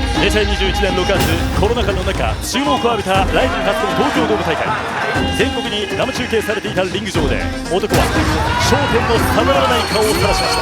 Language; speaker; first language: Japanese; native; Japanese